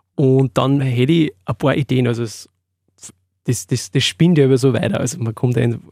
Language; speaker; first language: German; native; German